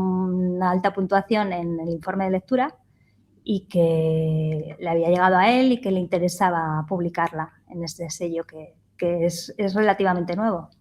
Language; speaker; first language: Spanish; native; Spanish